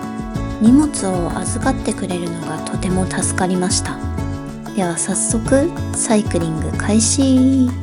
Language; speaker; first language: Japanese; native; Japanese